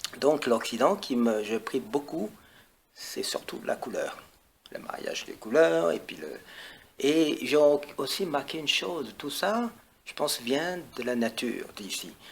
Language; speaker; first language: French; non-native, fluent; Chinese